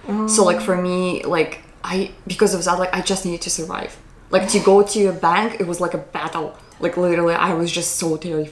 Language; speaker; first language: English; non-native, fluent; Russian